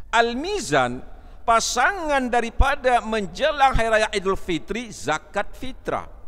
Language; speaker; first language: Malay; non-native, local second language; Achinese